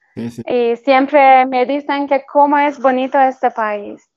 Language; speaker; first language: Spanish; non-native, learner; Persian